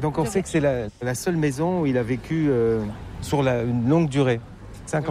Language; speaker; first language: French; native; French